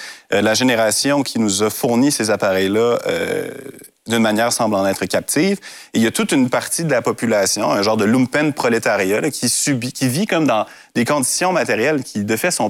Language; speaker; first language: French; native; French